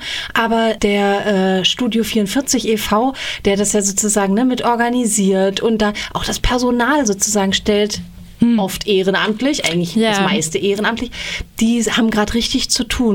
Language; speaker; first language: German; native; German